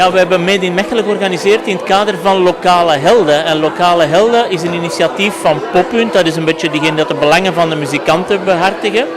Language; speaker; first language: Dutch; native; Dutch